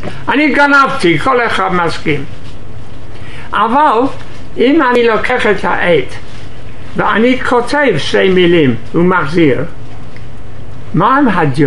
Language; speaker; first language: Hebrew; non-native, fluent; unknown